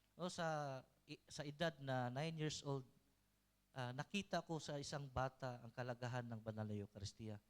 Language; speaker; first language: Filipino; non-native, local second language; Cebuano